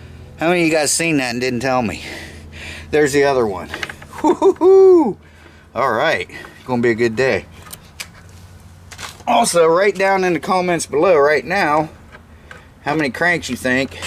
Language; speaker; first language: English; native; English